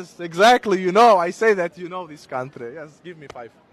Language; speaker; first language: English; non-native, learner; Turkmen